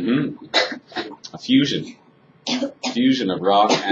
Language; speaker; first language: English; native; English